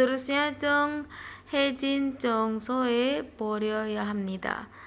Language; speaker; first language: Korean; non-native, fluent; Indonesian